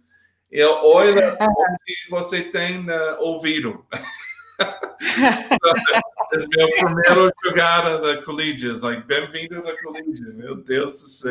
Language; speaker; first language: Portuguese; non-native, learner; English